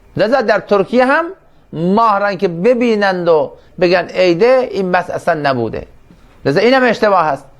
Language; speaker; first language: Persian; non-native, local second language; Turkmen